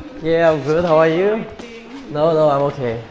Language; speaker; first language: English; non-native, learner; Korean